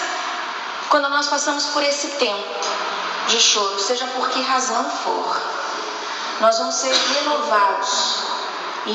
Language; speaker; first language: Portuguese; native; Portuguese